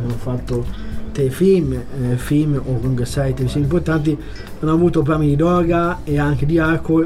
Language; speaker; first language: Italian; native; Italian